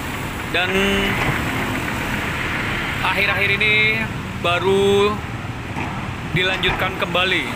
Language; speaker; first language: Indonesian; non-native, local second language; Javanese